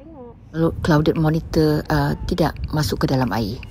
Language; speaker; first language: Malay; native; Malay